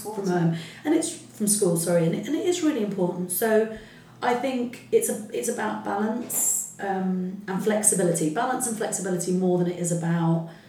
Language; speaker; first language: English; early bilingual, other home language; Arabic